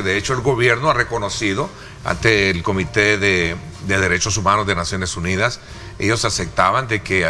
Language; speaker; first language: Spanish; native; Spanish